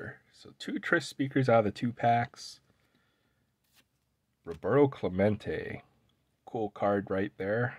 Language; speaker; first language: English; native; English